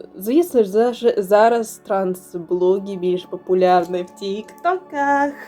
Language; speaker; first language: Ukrainian; non-native, local second language; Russian